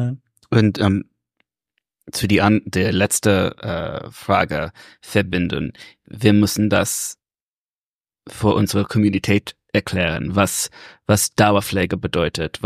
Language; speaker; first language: German; non-native, learner; English